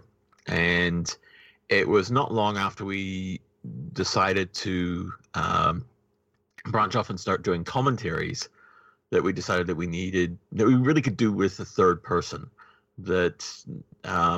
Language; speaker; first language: English; native; English